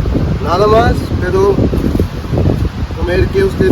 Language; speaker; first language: Spanish; non-native, learner; Hindi